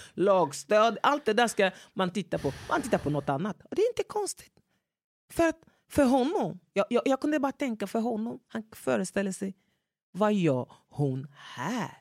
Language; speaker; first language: Swedish; non-native, fluent; French